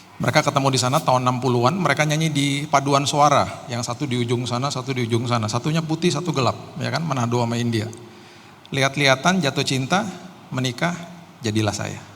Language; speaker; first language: Indonesian; native; Indonesian